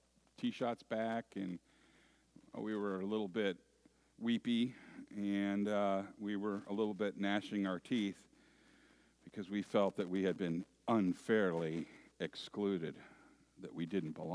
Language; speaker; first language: English; native; English